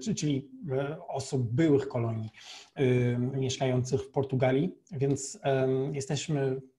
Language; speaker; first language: Polish; non-native, fluent; Portuguese